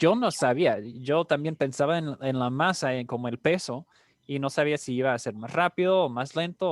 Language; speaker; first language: Spanish; non-native, fluent; English